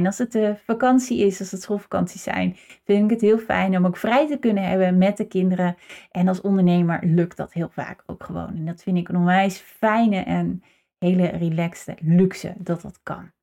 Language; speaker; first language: Dutch; native; Dutch